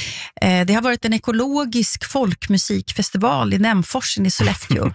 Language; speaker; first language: Swedish; native; Swedish